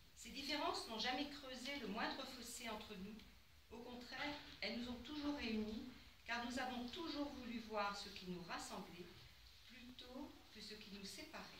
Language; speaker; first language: French; native; French